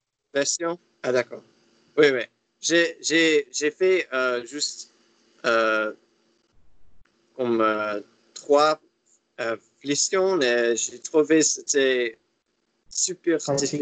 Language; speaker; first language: French; non-native, learner; English